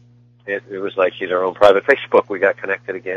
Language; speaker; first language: English; native; English